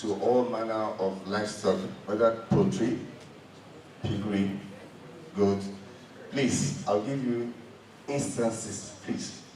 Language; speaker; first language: English; non-native, local second language; Yoruba